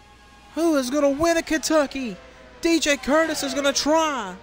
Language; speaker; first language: English; native; English